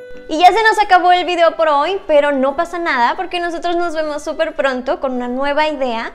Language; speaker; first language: Spanish; native; Spanish